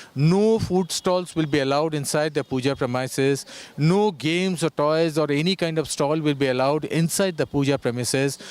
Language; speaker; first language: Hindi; non-native, local second language; Bangla